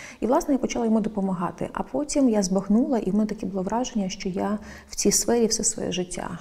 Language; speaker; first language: Ukrainian; non-native, local second language; Crimean Tatar